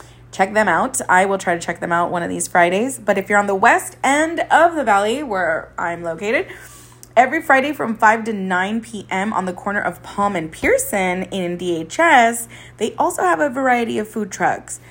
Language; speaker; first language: English; early bilingual, other home language; Spanish